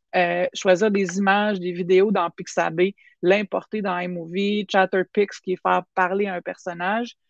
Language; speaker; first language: French; native; French